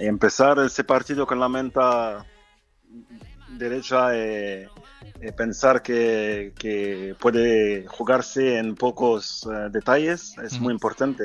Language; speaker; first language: Spanish; non-native, fluent; French